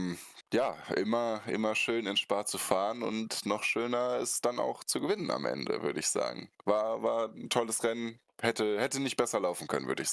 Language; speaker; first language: German; native; German